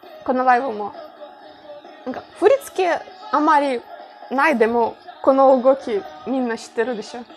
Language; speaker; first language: Japanese; non-native, learner; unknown